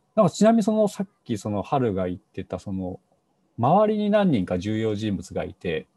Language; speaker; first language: Japanese; native; Japanese